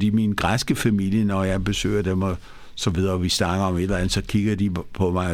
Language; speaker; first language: Danish; early bilingual, other home language; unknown